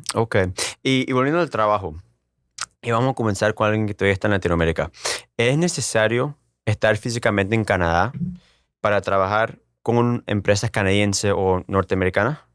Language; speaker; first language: Spanish; early bilingual, heritage; Spanish